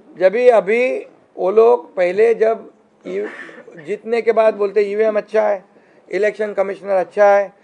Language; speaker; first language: Hindi; non-native, local second language; Marathi